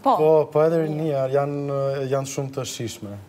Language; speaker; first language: Albanian; non-native, learner; Serbian